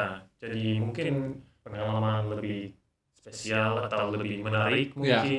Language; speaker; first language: Indonesian; non-native, learner; English